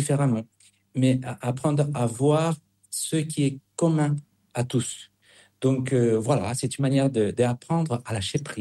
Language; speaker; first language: French; non-native, fluent; Spanish